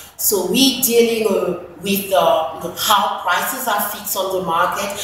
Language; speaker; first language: English; non-native, fluent; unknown